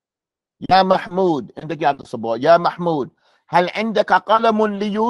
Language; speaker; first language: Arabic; non-native, fluent; English